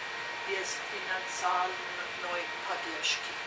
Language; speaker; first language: Russian; non-native, learner; English